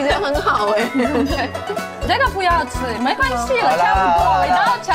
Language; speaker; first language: Chinese; non-native, fluent; Russian